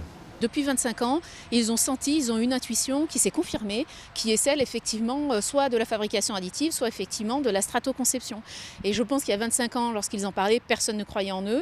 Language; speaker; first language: French; native; French